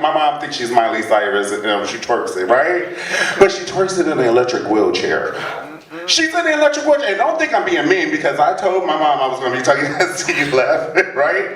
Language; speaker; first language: English; native; English